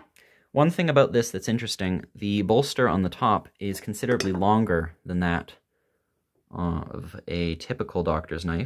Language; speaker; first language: English; native; English